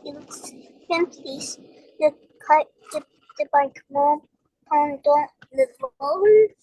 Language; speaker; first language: French; non-native, learner; English